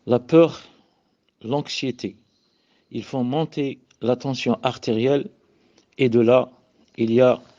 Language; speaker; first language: French; non-native, local second language; Arabic